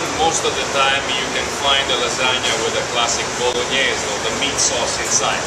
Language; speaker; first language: English; non-native, fluent; Italian